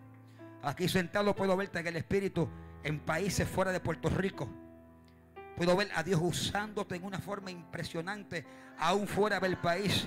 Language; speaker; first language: Spanish; native; Spanish